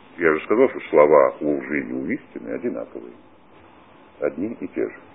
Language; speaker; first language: Russian; non-native, local second language; Georgian